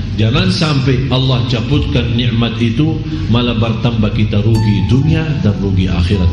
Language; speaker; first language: Malay; non-native, fluent; Arabic